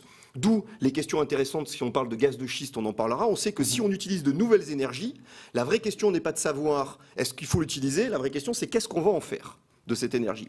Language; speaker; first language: French; native; French